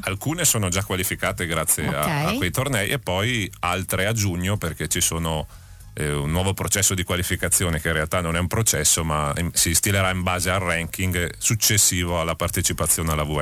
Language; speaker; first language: Italian; native; Italian